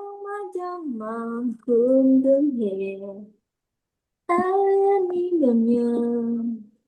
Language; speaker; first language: Korean; non-native, learner; Indonesian